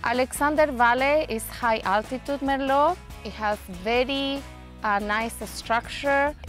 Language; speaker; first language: English; non-native, fluent; Spanish